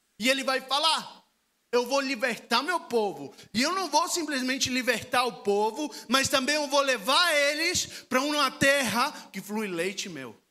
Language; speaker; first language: Portuguese; non-native, fluent; Spanish